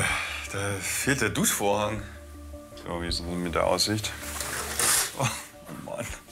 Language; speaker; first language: German; native; German